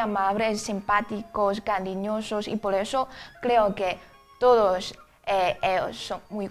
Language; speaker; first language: Spanish; non-native, fluent; Chinese